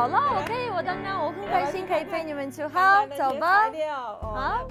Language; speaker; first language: Chinese; non-native, fluent; Russian